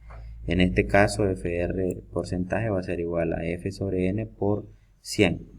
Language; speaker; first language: Spanish; native; Spanish